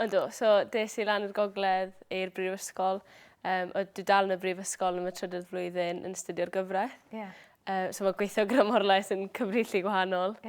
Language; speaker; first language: Welsh; native; Welsh